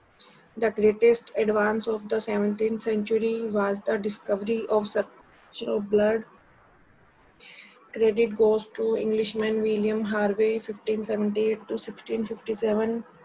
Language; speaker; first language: English; non-native, local second language; Hindi